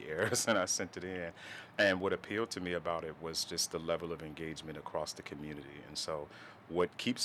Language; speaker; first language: English; native; English